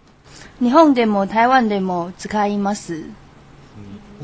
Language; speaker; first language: Japanese; non-native, learner; Chinese